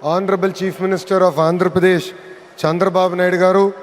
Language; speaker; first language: Hindi; non-native, local second language; Telugu